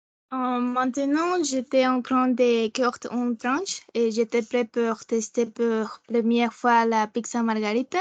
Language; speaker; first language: French; non-native, learner; Spanish